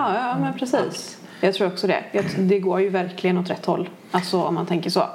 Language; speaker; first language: Swedish; native; Swedish